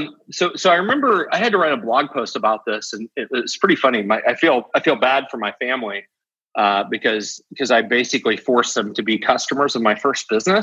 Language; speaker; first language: English; native; English